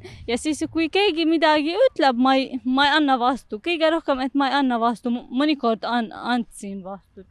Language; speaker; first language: Estonian; non-native, learner; Arabic